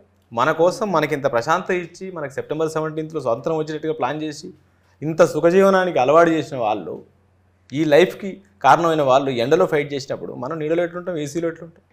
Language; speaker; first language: Telugu; native; Telugu